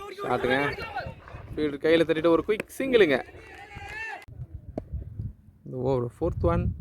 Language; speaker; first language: Tamil; native; Tamil